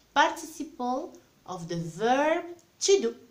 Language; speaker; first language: English; non-native, fluent; Arabic